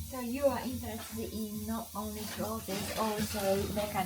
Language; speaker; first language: English; non-native, learner; Japanese